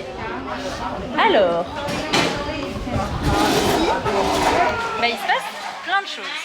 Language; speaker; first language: French; native; French